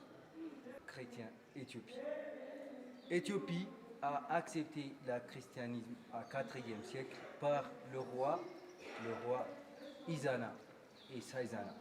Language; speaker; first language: French; non-native, fluent; Amharic